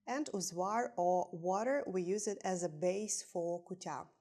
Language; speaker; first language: English; non-native, fluent; Ukrainian